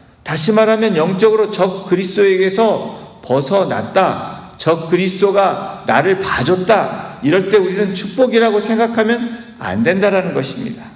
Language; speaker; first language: Korean; native; Korean